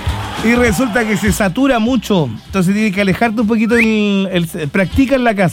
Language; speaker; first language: Spanish; native; Spanish